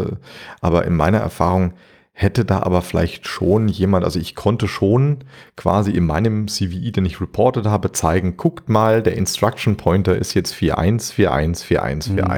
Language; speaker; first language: German; native; German